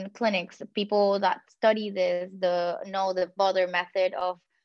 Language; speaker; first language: English; non-native, fluent; Spanish